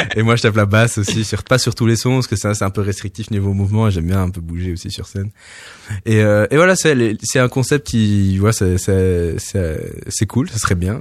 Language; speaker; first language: French; early bilingual, other home language; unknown